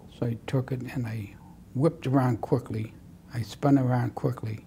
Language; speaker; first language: English; native; English